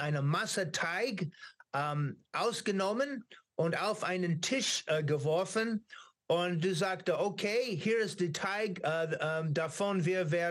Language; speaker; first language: German; non-native, learner; English